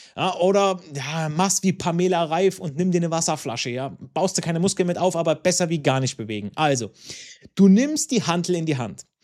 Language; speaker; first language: German; non-native, fluent; Italian